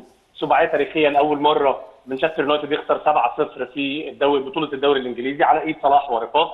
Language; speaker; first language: Arabic; native; Arabic